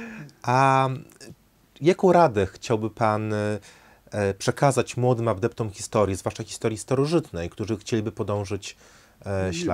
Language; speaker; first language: Polish; native; Polish